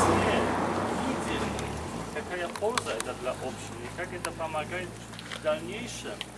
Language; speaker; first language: Russian; non-native, fluent; Polish